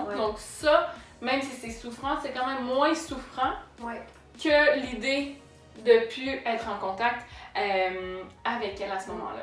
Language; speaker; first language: French; native; French